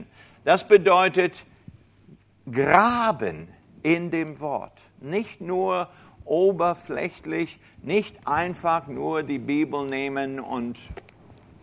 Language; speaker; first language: German; non-native, fluent; English